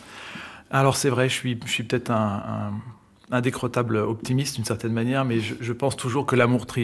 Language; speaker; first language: French; early bilingual, other home language; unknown